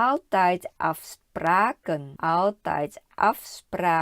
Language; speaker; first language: Dutch; non-native, learner; Thai